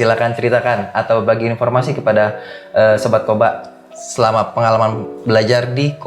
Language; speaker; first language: Indonesian; native; Indonesian